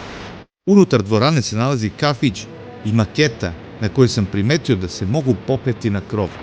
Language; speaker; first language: Serbian; native; Serbian